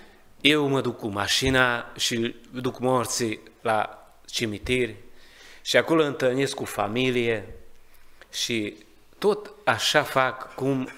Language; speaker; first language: Romanian; non-native, learner; Hungarian